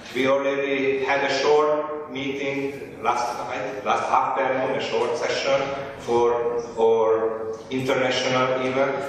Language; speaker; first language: English; non-native, fluent; Hungarian